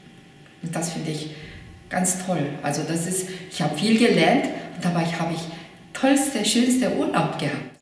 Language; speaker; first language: German; non-native, fluent; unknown